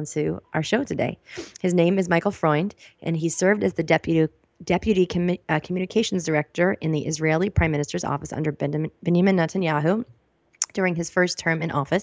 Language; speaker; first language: English; native; English